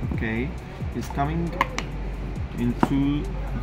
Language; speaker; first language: English; non-native, learner; Arabic